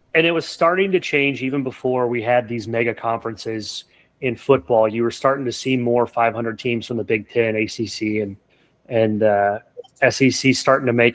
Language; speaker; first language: English; native; English